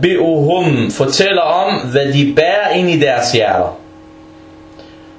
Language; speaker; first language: Danish; early bilingual, other home language; Arabic